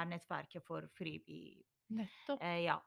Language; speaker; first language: Norwegian; non-native, learner; Persian